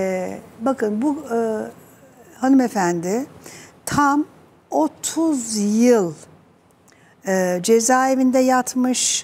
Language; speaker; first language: Turkish; native; Turkish